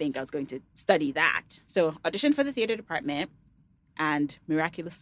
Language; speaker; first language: English; non-native, local second language; Yoruba